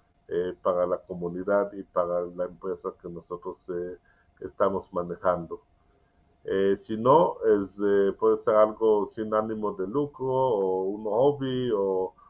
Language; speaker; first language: Spanish; non-native, learner; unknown